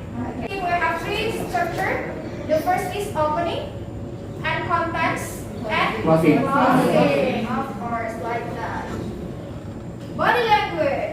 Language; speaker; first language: English; non-native, fluent; Indonesian